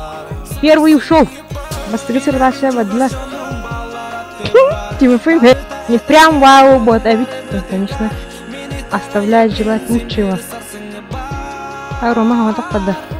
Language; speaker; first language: Russian; non-native, local second language; Yakut